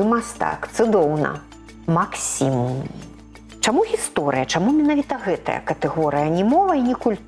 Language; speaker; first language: Belarusian; native; Belarusian